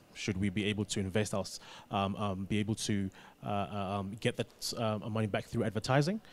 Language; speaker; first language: English; non-native, local second language; Xhosa